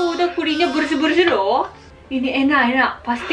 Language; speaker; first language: Indonesian; non-native, learner; Japanese